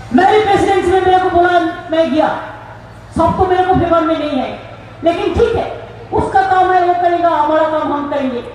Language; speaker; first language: Hindi; non-native, local second language; Bangla